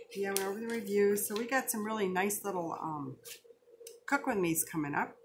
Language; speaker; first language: English; native; English